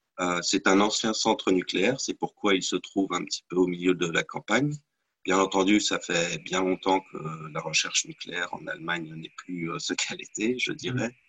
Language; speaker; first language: French; native; French